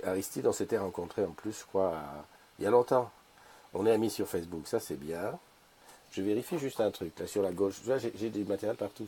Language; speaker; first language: French; native; French